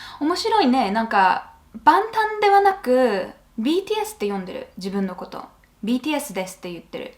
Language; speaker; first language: Japanese; non-native, fluent; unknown